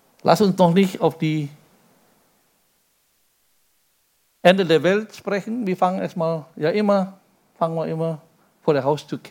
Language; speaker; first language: German; non-native, fluent; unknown